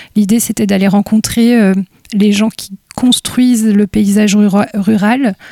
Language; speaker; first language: French; native; French